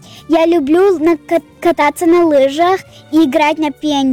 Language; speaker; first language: Russian; early bilingual, heritage; Russian